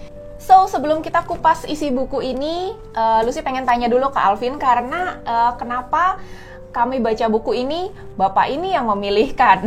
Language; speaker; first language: Indonesian; native; Indonesian